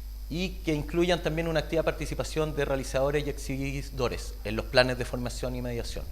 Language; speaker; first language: Spanish; native; Spanish